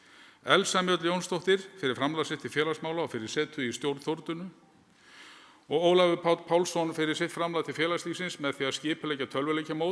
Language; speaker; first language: Icelandic; native; Icelandic